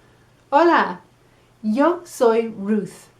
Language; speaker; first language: Spanish; non-native, fluent; English